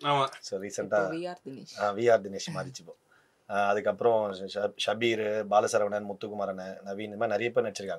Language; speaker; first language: Tamil; native; Tamil